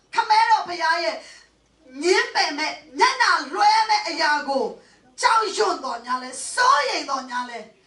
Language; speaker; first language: Burmese; non-native, local second language; Hakha Chin